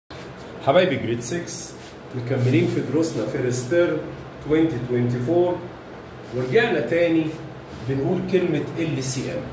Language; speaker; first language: Arabic; native; Arabic